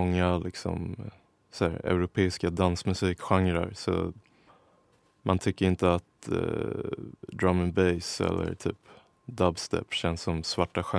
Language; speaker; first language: Swedish; native; Swedish